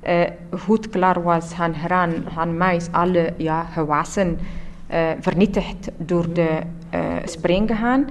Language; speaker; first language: Dutch; non-native, learner; Tigrinya